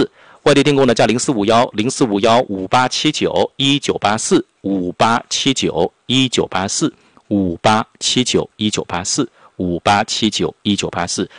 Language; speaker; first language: Chinese; native; Chinese